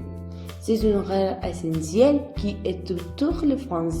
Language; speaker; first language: French; non-native, learner; Spanish